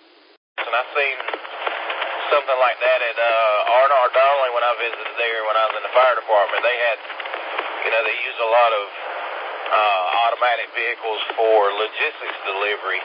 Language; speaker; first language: English; native; English